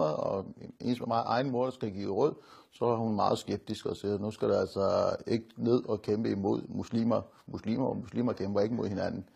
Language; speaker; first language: Danish; early bilingual, other home language; Turkish